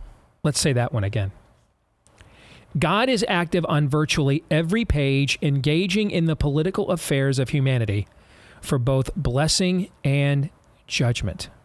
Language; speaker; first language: English; native; English